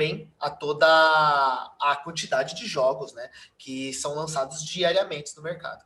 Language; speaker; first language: Portuguese; native; Portuguese